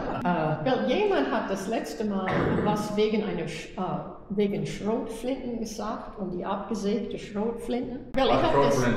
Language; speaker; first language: German; early bilingual, heritage; German